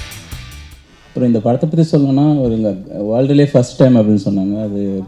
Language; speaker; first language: Tamil; native; Tamil